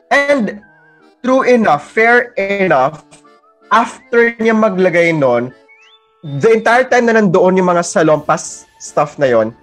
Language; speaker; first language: Filipino; native; Filipino